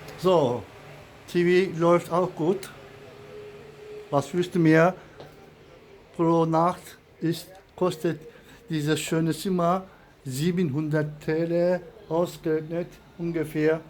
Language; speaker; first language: German; non-native, local second language; Turkish